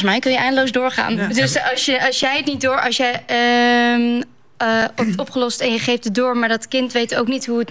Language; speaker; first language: Dutch; non-native, local second language; Western Frisian